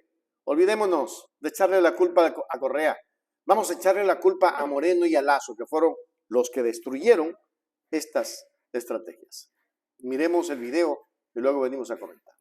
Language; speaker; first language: Spanish; native; Spanish